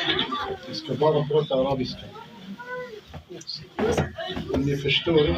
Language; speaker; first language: Swedish; non-native, fluent; Arabic